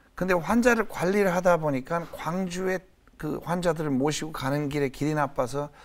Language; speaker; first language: Korean; native; Korean